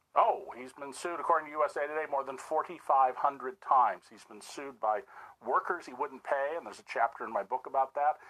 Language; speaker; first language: English; native; English